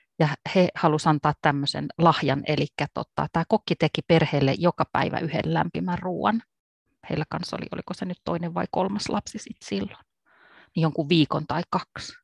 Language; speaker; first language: Finnish; native; Finnish